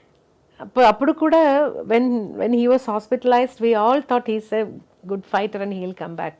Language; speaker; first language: Telugu; non-native, fluent; Malayalam